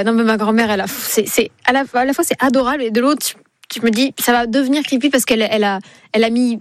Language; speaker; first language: French; native; French